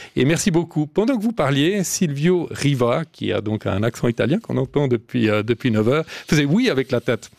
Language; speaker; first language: French; native; French